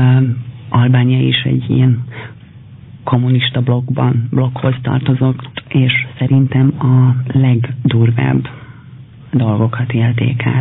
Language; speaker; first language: Hungarian; non-native, fluent; Albanian